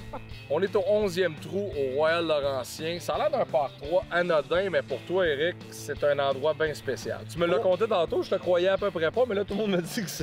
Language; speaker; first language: French; native; French